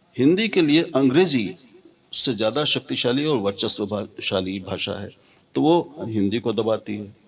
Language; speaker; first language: Hindi; native; Hindi